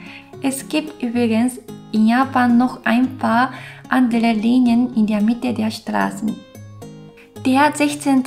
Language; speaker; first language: German; non-native, fluent; Japanese